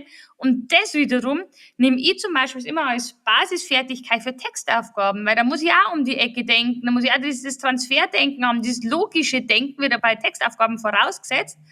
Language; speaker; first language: German; native; German